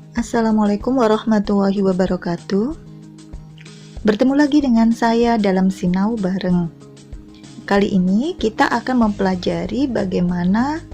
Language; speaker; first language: Indonesian; non-native, local second language; Javanese